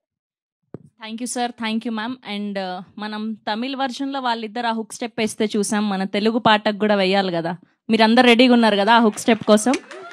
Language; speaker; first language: Telugu; native; Telugu